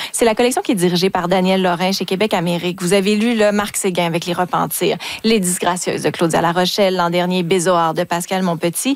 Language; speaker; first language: French; native; French